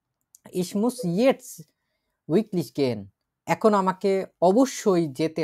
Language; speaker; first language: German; non-native, learner; Bangla